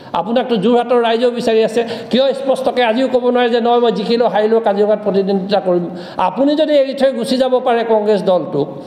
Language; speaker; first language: Assamese; non-native, local second language; Mising